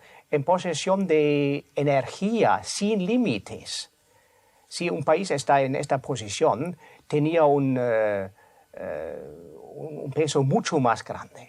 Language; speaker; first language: Spanish; non-native, fluent; German